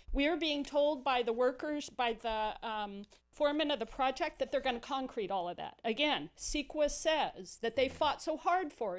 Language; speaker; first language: English; native; English